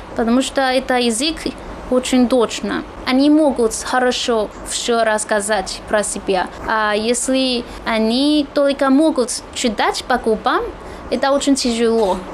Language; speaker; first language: Russian; non-native, fluent; Chinese